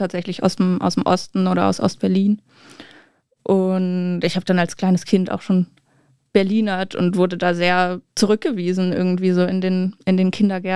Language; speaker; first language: German; native; German